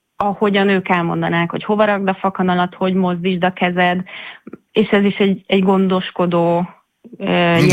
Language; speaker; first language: Hungarian; native; Hungarian